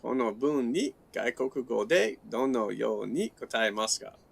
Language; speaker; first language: Japanese; non-native, learner; English